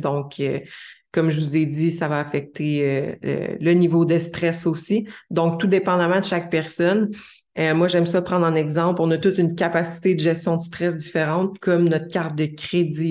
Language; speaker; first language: French; native; French